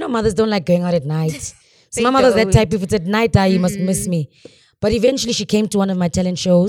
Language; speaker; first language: English; non-native, local second language; Xhosa